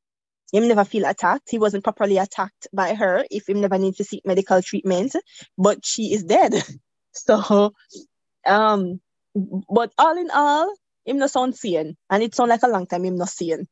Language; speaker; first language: English; native; English